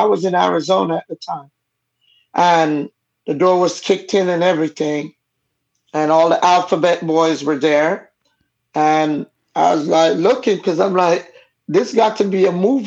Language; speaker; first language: English; non-native, local second language; Jamaican Creole English